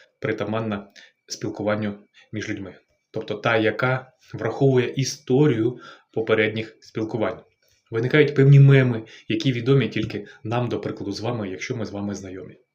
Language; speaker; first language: Ukrainian; native; Ukrainian